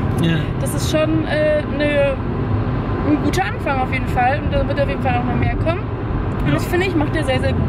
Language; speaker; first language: German; native; German